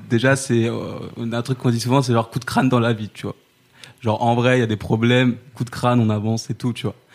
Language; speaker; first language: French; native; French